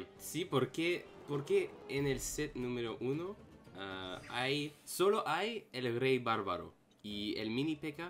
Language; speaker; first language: Spanish; non-native, learner; English